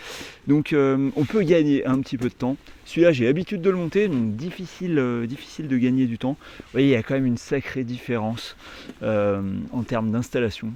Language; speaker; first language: French; native; French